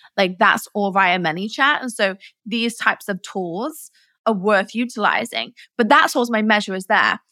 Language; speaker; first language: English; native; English